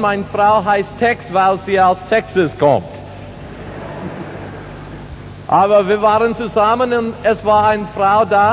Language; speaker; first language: German; non-native, learner; English